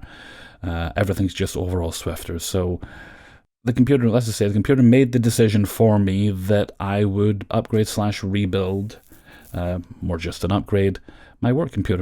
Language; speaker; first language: English; native; English